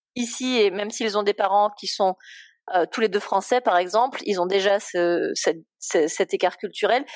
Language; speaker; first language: French; native; French